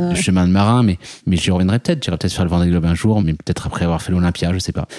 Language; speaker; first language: French; native; French